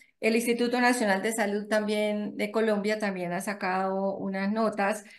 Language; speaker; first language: Spanish; native; Spanish